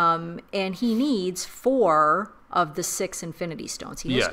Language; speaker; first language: English; native; English